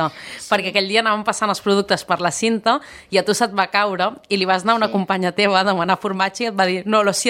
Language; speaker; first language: Catalan; native; Catalan